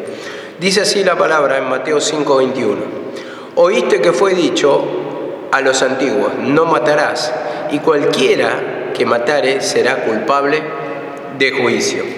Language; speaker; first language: Spanish; native; Spanish